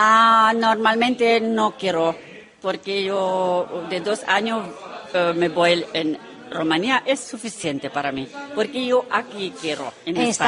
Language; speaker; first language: Spanish; non-native, learner; Romanian